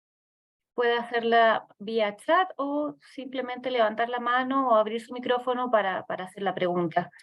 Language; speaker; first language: Spanish; native; Spanish